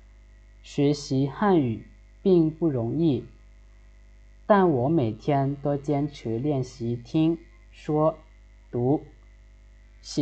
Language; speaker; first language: Chinese; non-native, fluent; Lao